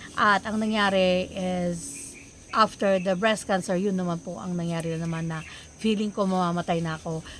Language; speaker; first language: Filipino; non-native, local second language; Iloko